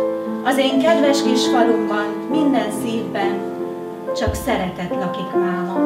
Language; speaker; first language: Hungarian; native; Hungarian